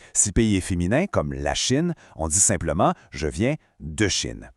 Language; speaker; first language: French; native; French